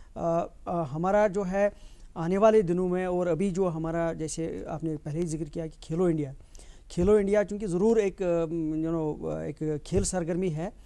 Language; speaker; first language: Hindi; non-native, local second language; Kashmiri